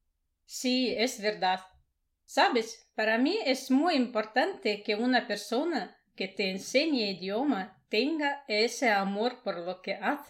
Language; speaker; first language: Spanish; non-native, fluent; Russian